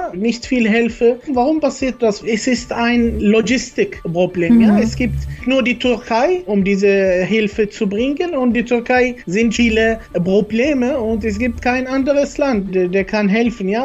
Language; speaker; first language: German; non-native, learner; Arabic